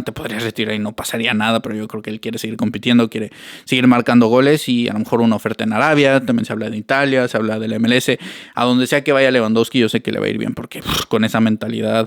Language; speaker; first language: Spanish; native; Spanish